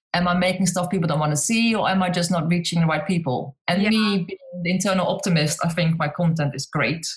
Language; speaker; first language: English; non-native, fluent; Dutch